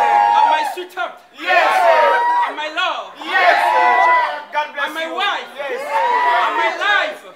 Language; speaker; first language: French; non-native, local second language; Lingala